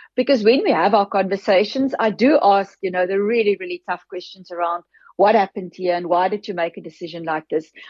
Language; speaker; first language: English; non-native, local second language; Afrikaans